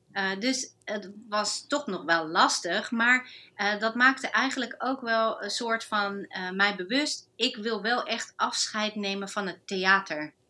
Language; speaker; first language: Dutch; non-native, fluent; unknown